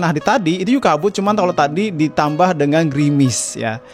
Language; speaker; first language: Indonesian; native; Indonesian